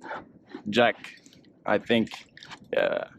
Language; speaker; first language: English; non-native, learner; French